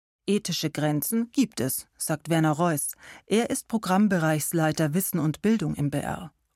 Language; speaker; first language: German; native; German